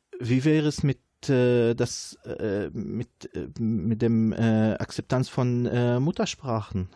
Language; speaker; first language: German; non-native, fluent; Arabic